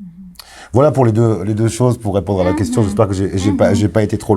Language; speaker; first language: French; native; French